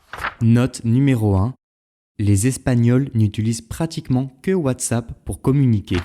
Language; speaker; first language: French; native; French